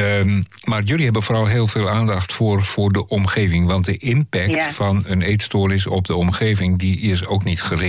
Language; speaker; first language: Dutch; native; Dutch